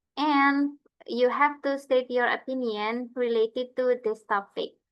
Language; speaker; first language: English; non-native, fluent; Indonesian